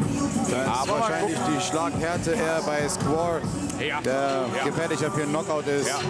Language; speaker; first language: German; native; German